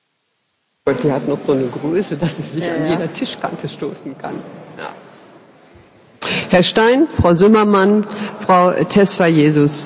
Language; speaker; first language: German; native; German